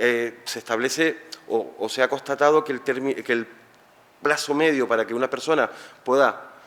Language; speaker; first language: Spanish; native; Spanish